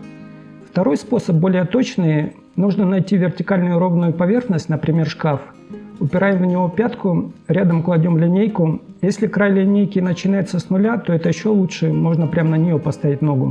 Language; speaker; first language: Russian; native; Russian